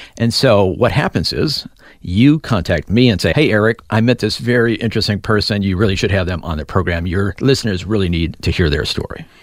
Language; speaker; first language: English; native; English